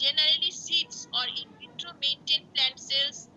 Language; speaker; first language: English; non-native, local second language; Bangla